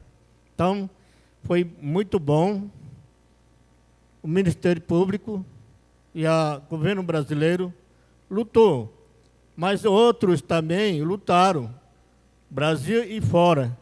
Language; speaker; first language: Portuguese; non-native, local second language; Yanomámi